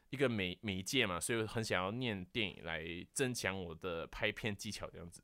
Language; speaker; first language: Chinese; non-native, local second language; Hakka Chinese